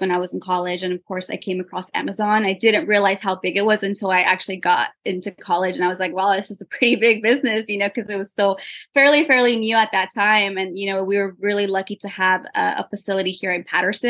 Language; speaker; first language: English; early bilingual, other home language; Spanish